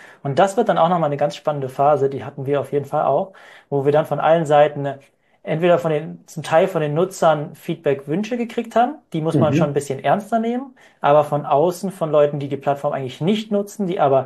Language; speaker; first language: German; native; German